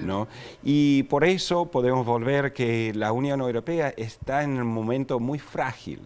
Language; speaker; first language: Spanish; non-native, fluent; English